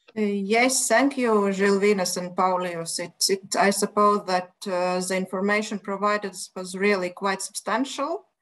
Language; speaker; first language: English; non-native, fluent; Latvian